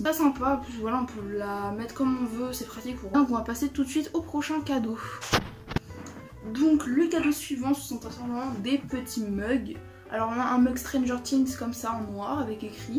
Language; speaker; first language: French; native; French